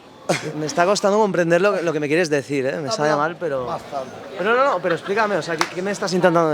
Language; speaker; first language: Spanish; native; Spanish